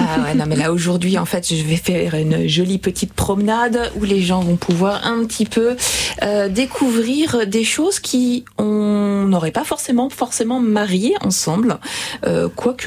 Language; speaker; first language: French; native; French